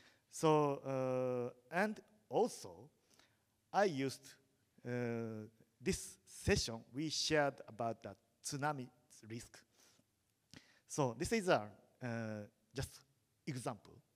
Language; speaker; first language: English; non-native, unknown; Japanese